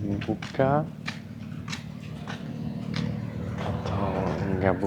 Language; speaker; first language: Indonesian; non-native, learner; German